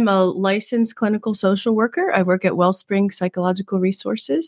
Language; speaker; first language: English; native; English